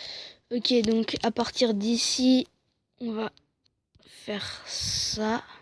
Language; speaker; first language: French; native; French